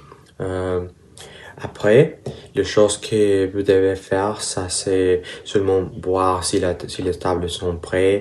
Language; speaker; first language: French; non-native, learner; Spanish